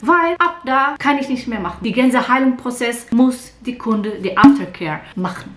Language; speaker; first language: German; non-native, learner; Portuguese